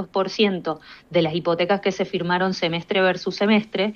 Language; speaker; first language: Spanish; native; Spanish